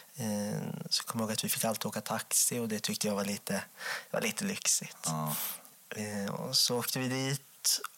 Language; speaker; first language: Swedish; native; Swedish